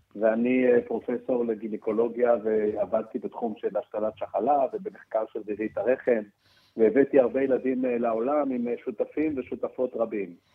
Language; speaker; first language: Hebrew; early bilingual, other home language; French